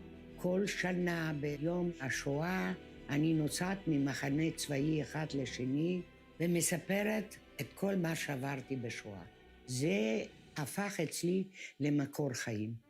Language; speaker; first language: Hebrew; early bilingual, other home language; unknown